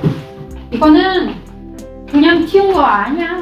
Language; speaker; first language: Korean; non-native, fluent; Vietnamese